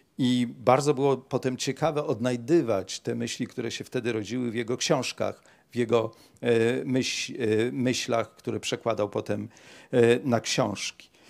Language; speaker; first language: Polish; native; Polish